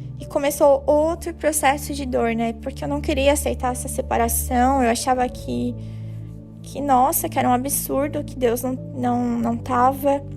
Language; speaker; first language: Portuguese; native; Portuguese